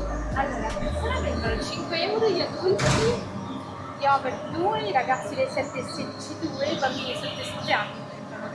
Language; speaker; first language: Italian; native; Italian